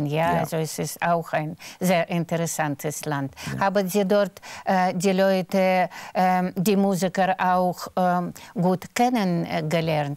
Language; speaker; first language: German; non-native, fluent; Russian